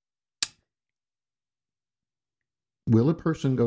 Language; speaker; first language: English; native; English